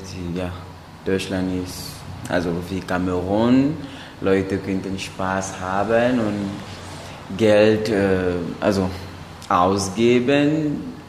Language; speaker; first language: German; non-native, learner; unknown